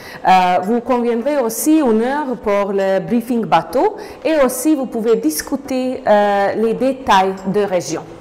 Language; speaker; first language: French; non-native, learner; Croatian